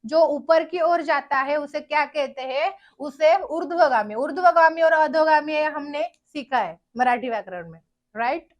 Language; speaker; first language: Hindi; non-native, local second language; Marathi